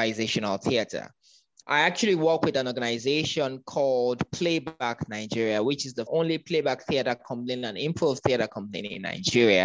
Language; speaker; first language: English; non-native, local second language; Yoruba